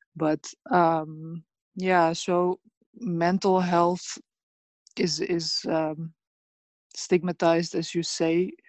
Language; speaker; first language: English; early bilingual, other home language; Bosnian